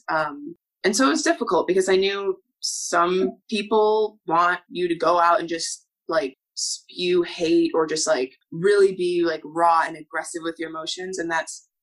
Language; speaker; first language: English; native; English